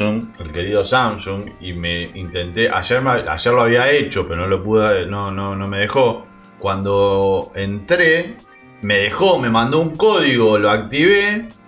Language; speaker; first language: Spanish; native; Spanish